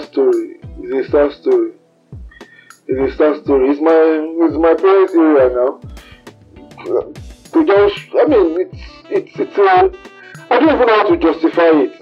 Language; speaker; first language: English; non-native, local second language; Yoruba